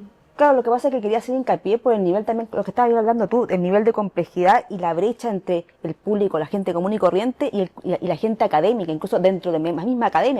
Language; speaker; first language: Spanish; native; Spanish